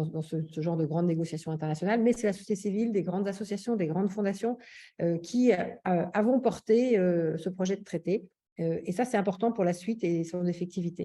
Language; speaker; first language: French; native; French